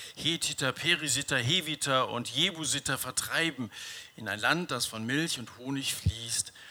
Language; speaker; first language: German; native; German